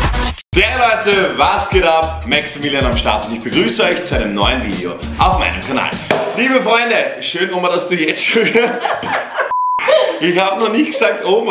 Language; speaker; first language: German; native; German